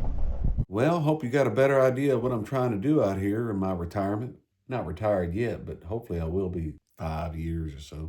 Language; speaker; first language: English; native; English